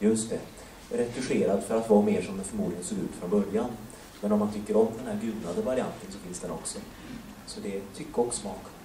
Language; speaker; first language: Swedish; native; Swedish